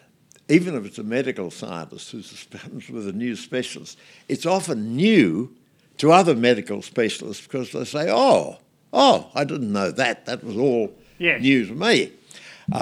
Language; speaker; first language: English; native; English